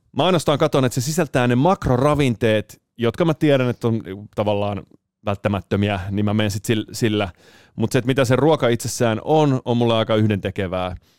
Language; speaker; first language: Finnish; early bilingual, heritage; Finnish